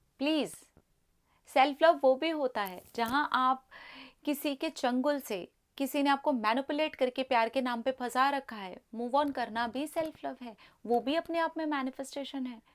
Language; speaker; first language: Hindi; native; Hindi